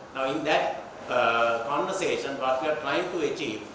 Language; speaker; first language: English; non-native, local second language; Sinhala